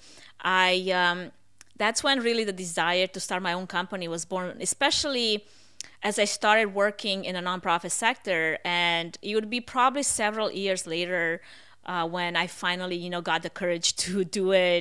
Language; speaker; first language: English; non-native, fluent; Russian